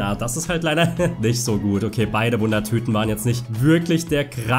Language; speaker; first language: German; native; German